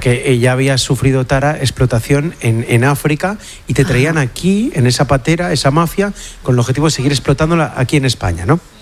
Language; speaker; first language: Spanish; native; Spanish